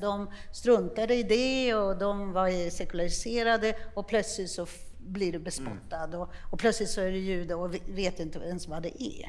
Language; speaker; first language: Swedish; non-native, fluent; Polish